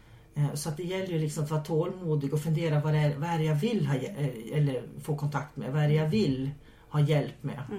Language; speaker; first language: Swedish; native; Swedish